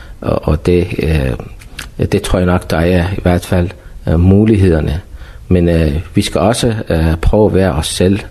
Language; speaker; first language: Danish; non-native, fluent; Persian